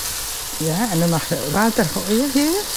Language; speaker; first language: Dutch; non-native, fluent; Indonesian